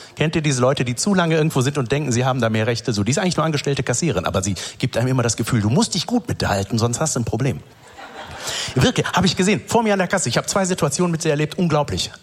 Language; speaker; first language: German; native; German